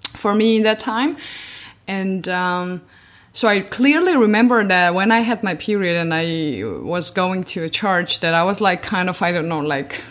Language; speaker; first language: English; non-native, fluent; Georgian